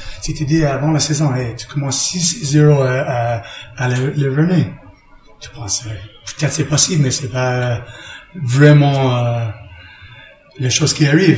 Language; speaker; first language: French; non-native, learner; English